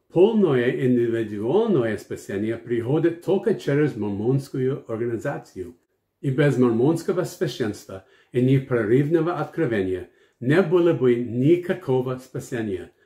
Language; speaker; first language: Russian; non-native, fluent; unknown